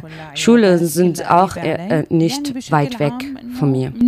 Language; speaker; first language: German; non-native, learner; Arabic